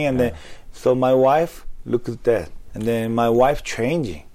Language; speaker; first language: English; non-native, learner; Korean